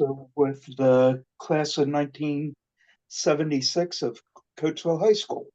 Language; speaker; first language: English; native; English